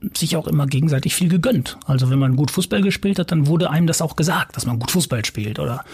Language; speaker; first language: German; native; German